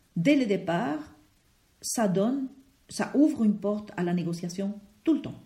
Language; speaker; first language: French; non-native, fluent; Spanish